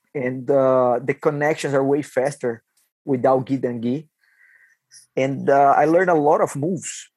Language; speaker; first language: English; non-native, fluent; Portuguese